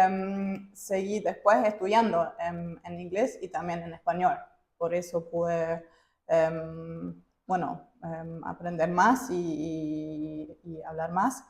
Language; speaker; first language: Spanish; non-native, fluent; German